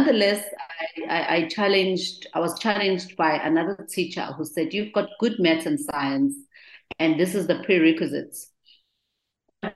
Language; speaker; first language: English; non-native, local second language; Zulu